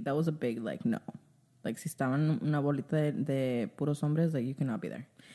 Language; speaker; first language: English; early bilingual, other home language; Spanish